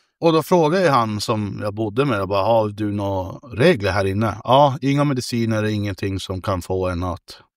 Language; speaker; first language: Swedish; native; Swedish